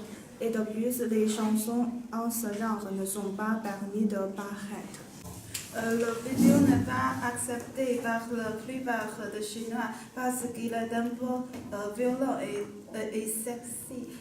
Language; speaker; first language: French; non-native, learner; Chinese